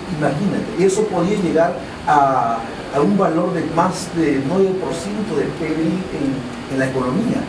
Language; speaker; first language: Spanish; non-native, local second language; Shipibo-Conibo